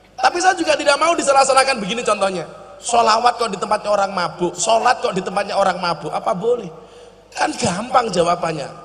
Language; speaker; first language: Indonesian; non-native, local second language; Javanese